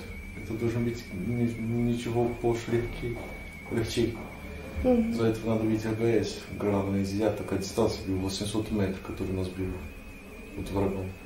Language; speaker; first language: Russian; non-native, learner; Portuguese